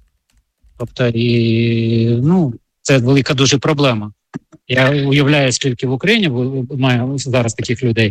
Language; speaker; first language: Ukrainian; native; Ukrainian